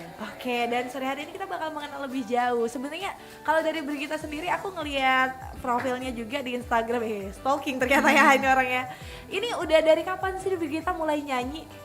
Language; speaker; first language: Indonesian; native; Indonesian